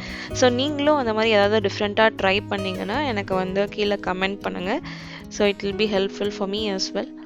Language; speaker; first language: Tamil; native; Tamil